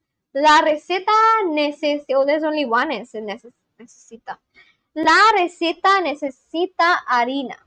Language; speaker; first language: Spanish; non-native, learner; Bangla